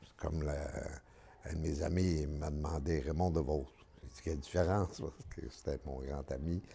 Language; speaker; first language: French; native; French